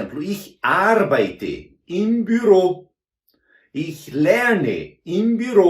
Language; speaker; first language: German; non-native, fluent; Portuguese